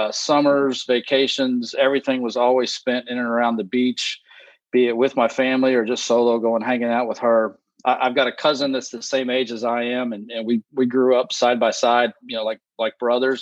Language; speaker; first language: English; native; English